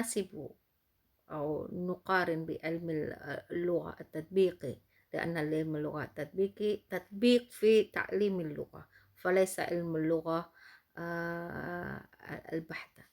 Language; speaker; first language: Arabic; non-native, fluent; Indonesian